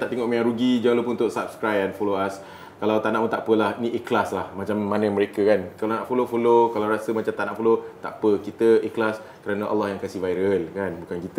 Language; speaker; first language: Malay; native; Malay